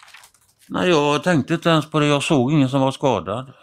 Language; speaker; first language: Swedish; native; Swedish